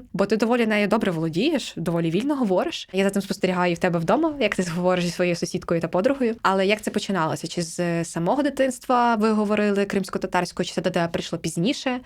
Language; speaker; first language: Ukrainian; native; Ukrainian